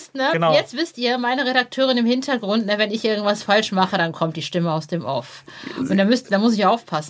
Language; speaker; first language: German; native; German